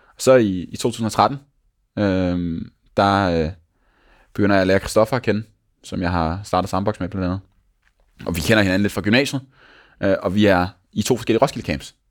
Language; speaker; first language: Danish; native; Danish